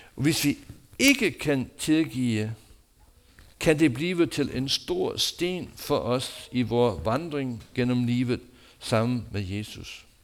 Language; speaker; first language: Danish; non-native, fluent; English